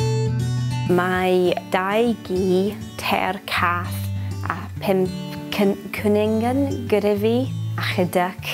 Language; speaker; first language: Welsh; non-native, learner; English